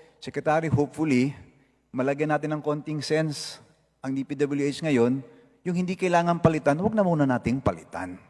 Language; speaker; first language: Filipino; non-native, local second language; Cebuano